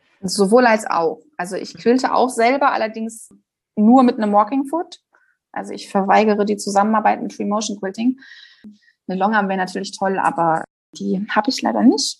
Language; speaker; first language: German; native; German